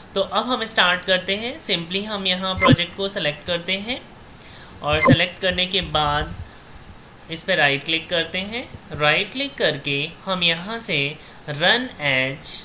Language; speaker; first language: Hindi; native; Hindi